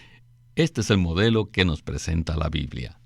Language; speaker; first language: Spanish; native; Spanish